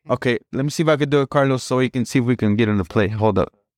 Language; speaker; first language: English; early bilingual, other home language; Spanish